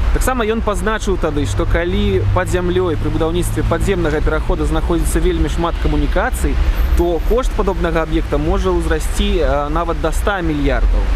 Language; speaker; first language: Belarusian; non-native, local second language; Russian